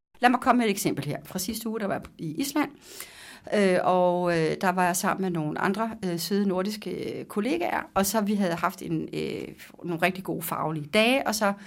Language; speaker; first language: Danish; native; Danish